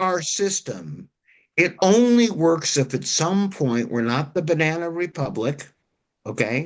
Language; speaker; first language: English; native; English